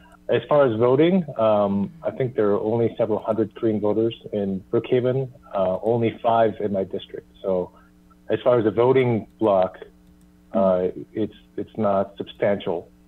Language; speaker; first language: English; early bilingual, other home language; Korean